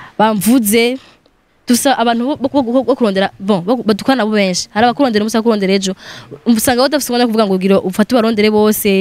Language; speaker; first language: Rundi; non-native, local second language; Swahili